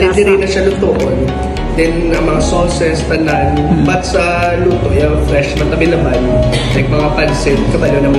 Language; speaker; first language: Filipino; non-native, local second language; Hiligaynon